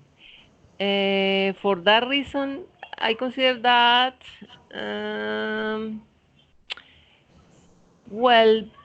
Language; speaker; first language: English; non-native, fluent; Spanish